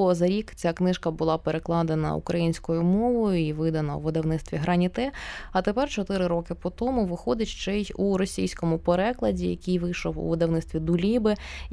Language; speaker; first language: Ukrainian; native; Ukrainian